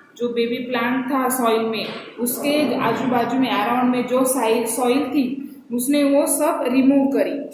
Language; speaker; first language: Hindi; non-native, local second language; Marathi